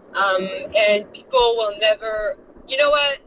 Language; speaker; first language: English; non-native, fluent; French